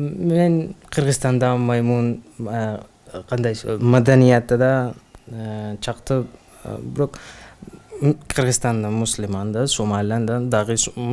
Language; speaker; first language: Kyrgyz; non-native, learner; Somali